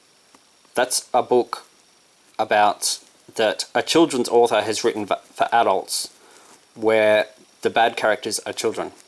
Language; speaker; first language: English; native; English